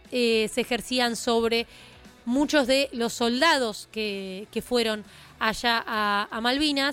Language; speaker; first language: Spanish; native; Spanish